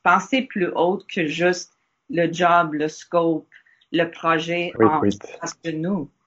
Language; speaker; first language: French; non-native, learner; English